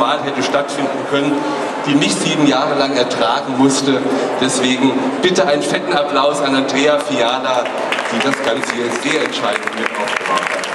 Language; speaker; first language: German; native; German